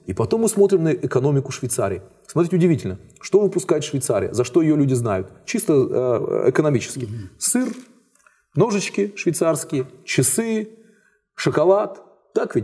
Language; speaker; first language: Russian; native; Russian